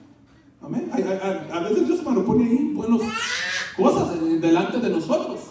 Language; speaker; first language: Spanish; native; Spanish